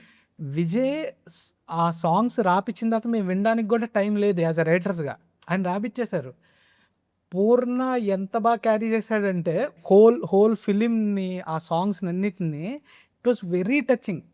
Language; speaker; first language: Telugu; native; Telugu